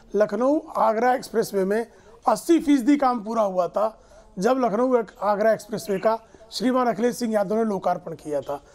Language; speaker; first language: Hindi; native; Hindi